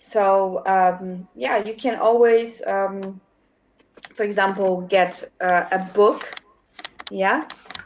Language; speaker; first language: English; non-native, fluent; German